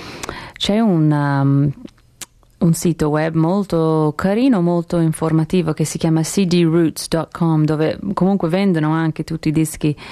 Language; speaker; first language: Italian; non-native, fluent; English